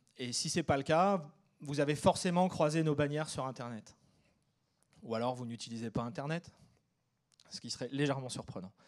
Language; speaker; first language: French; native; French